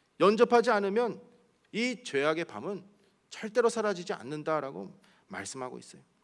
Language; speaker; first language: Korean; early bilingual, heritage; Korean